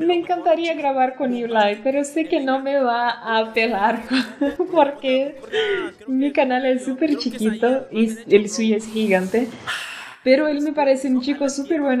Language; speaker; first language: Spanish; non-native, fluent; Portuguese